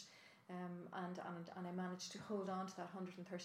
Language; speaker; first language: English; native; English